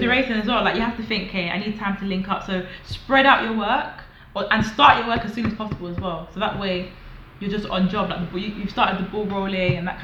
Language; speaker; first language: English; native; English